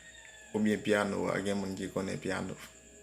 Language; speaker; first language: French; non-native, learner; Haitian Creole